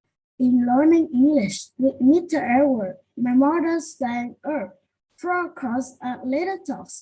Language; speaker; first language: English; non-native, learner; Vietnamese